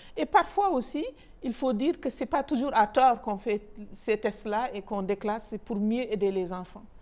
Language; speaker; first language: French; non-native, local second language; Wolof